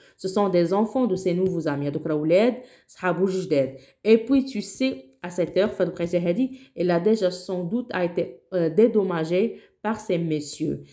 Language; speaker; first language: French; non-native, local second language; Arabic